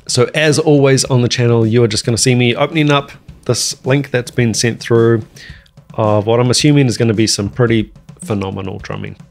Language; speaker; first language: English; native; English